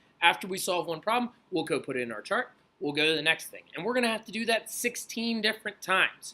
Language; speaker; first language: English; native; English